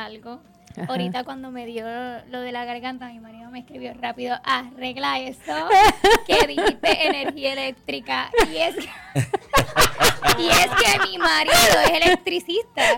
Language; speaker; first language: Spanish; native; Spanish